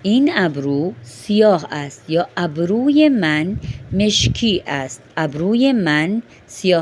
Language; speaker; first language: Persian; non-native, fluent; Urdu